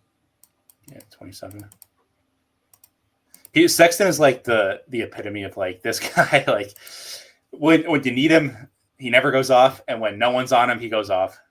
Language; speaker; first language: English; native; English